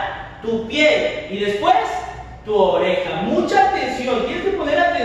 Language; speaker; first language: Spanish; native; Spanish